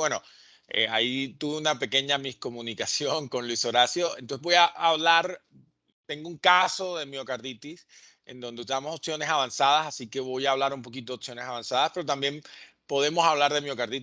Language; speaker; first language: Spanish; native; Spanish